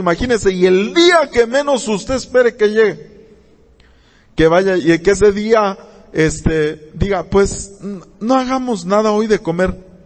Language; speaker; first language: Spanish; native; Spanish